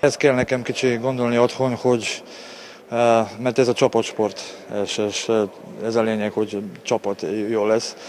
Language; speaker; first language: Hungarian; non-native, learner; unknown